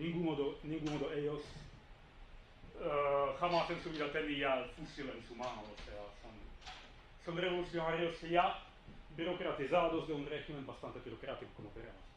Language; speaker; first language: Spanish; non-native, fluent; Czech